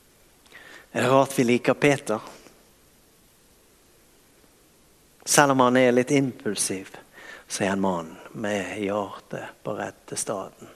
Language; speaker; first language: Norwegian; native; Norwegian